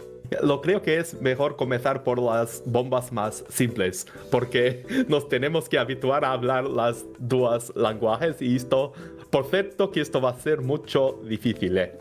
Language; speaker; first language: Spanish; non-native, learner; Portuguese